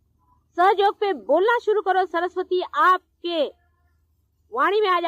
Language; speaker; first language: Hindi; non-native, local second language; Marathi